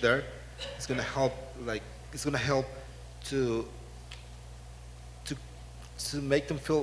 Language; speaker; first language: English; non-native, fluent; Spanish